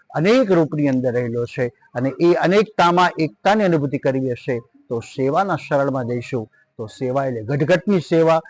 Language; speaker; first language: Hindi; non-native, local second language; Gujarati